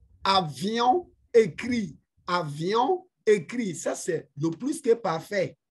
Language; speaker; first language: French; non-native, fluent; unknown